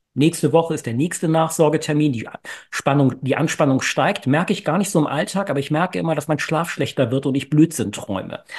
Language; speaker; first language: German; native; German